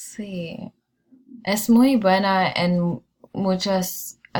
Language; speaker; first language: Spanish; non-native, learner; English